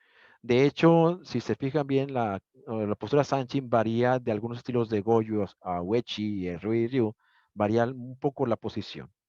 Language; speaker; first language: Spanish; native; Spanish